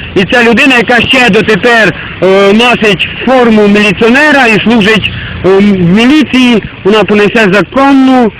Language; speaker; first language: Ukrainian; native; Ukrainian